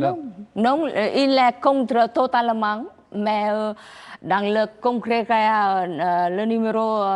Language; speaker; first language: French; non-native, learner; Vietnamese